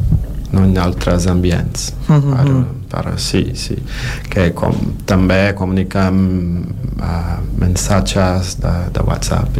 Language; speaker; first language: Catalan; non-native, learner; Portuguese